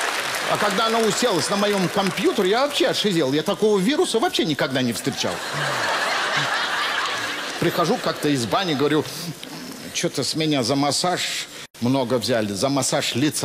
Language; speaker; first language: Russian; native; Russian